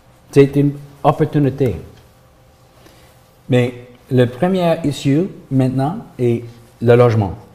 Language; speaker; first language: French; non-native, learner; English